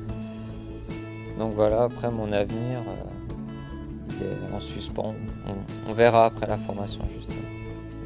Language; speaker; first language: French; native; French